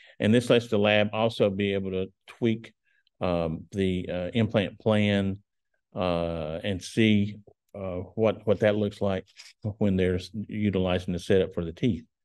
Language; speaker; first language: English; native; English